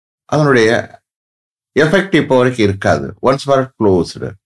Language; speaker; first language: English; non-native, local second language; Tamil